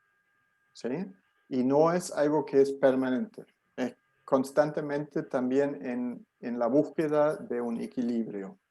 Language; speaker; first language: Spanish; non-native, fluent; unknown